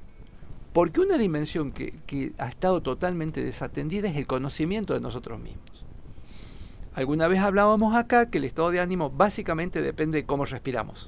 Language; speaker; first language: Spanish; native; Spanish